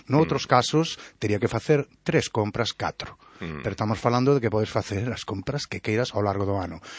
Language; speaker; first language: Galician; non-native, local second language; Spanish